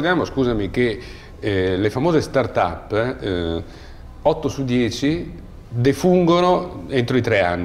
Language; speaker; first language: Italian; native; Italian